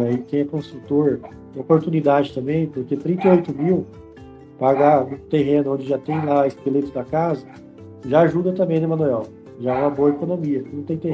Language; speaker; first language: Portuguese; native; Portuguese